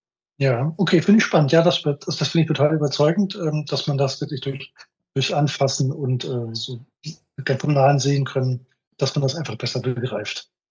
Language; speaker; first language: German; native; German